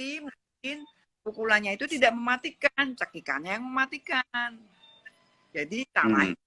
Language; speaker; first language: Indonesian; native; Indonesian